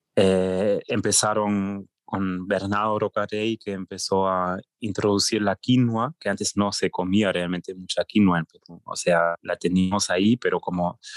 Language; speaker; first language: Spanish; early bilingual, heritage; German